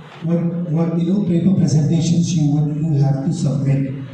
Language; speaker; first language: English; non-native, local second language; Telugu